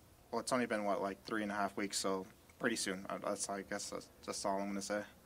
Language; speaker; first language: English; early bilingual, other home language; Spanish